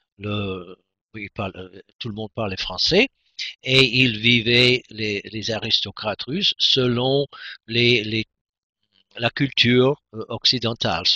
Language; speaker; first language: French; non-native, fluent; English